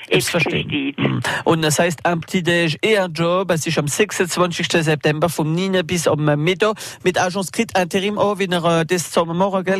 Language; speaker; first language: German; non-native, local second language; French